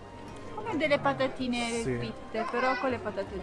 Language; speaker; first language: Italian; native; Italian